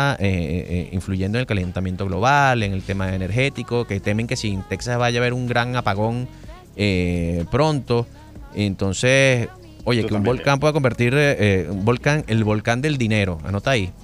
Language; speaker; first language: Spanish; native; Spanish